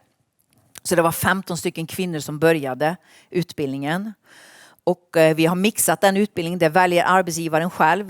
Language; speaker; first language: Swedish; native; Swedish